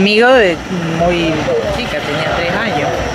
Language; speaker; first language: Spanish; early bilingual, other home language; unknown